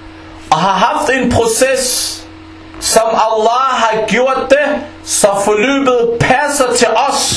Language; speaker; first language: Danish; non-native, fluent; Arabic